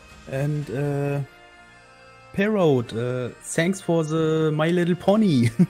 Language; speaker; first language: English; non-native, learner; German